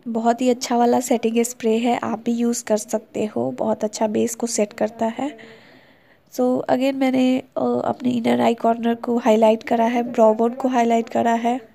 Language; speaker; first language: Hindi; native; Hindi